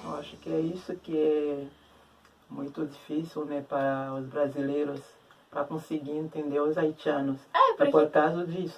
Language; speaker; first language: Portuguese; non-native, learner; Haitian Creole